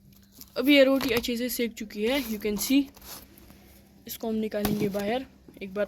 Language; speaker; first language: Hindi; non-native, local second language; Kashmiri